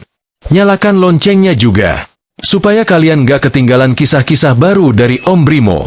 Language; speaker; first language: Indonesian; native; Indonesian